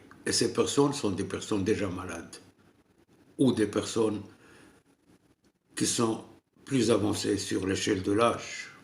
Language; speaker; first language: French; non-native, local second language; Arabic